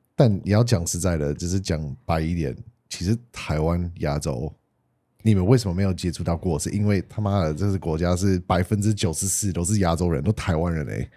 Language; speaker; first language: Chinese; non-native, fluent; English